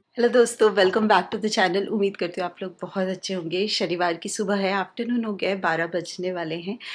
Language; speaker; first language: Hindi; non-native, local second language; Bangla